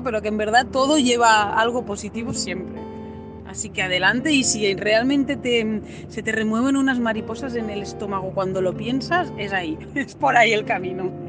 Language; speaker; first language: Spanish; native; Spanish